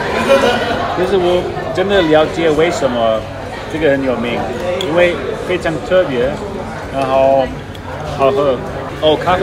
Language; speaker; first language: Chinese; non-native, fluent; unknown